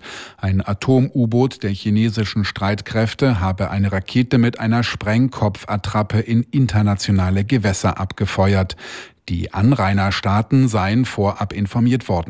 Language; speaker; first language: German; native; German